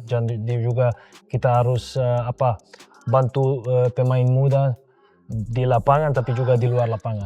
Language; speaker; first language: Indonesian; non-native, fluent; Serbian